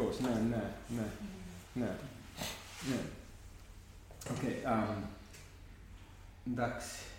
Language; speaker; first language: Greek; non-native, fluent; English